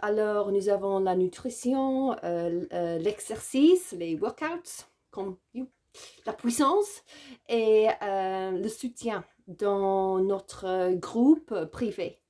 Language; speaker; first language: French; non-native, learner; English